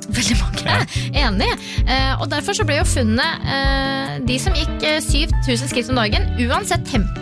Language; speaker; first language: Norwegian; native; Norwegian